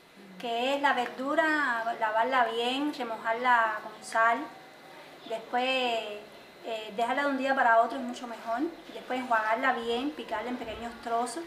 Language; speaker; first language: Spanish; native; Spanish